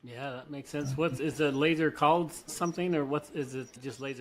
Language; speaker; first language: English; native; English